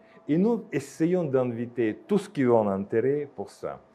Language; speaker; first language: French; non-native, fluent; Russian